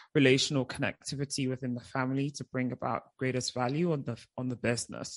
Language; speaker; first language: English; native; English